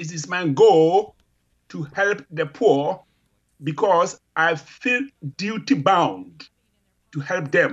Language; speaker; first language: English; non-native, local second language; Akan